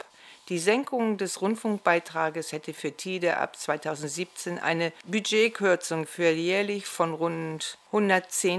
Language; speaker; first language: German; native; German